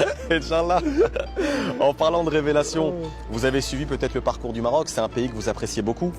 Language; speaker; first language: French; native; French